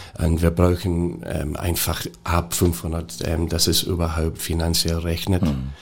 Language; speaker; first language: German; non-native, fluent; English